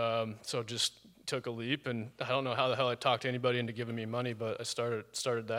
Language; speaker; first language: English; native; English